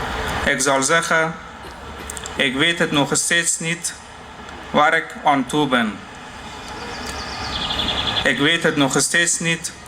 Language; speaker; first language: Dutch; non-native, fluent; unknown